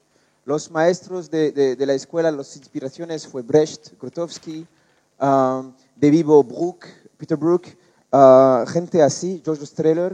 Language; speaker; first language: Spanish; non-native, learner; French